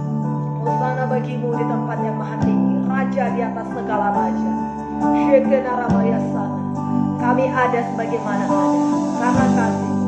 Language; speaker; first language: Indonesian; native; Indonesian